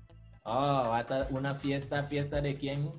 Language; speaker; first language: Spanish; non-native, local second language; English